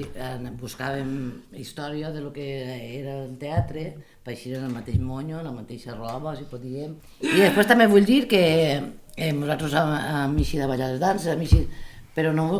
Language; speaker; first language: Catalan; native; Catalan